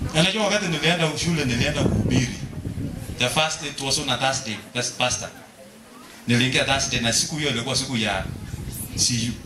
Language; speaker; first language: Swahili; non-native, local second language; Kalenjin